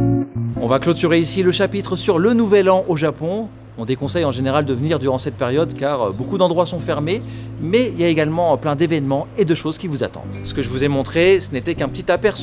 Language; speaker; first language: French; native; French